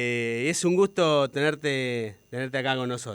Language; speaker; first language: Spanish; native; Spanish